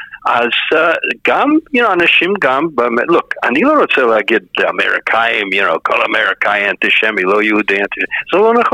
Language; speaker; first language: Hebrew; non-native, fluent; English